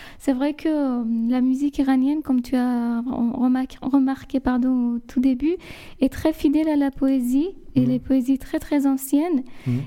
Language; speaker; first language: French; non-native, fluent; Persian